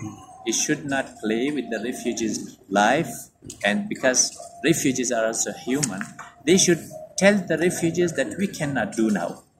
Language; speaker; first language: English; non-native, fluent; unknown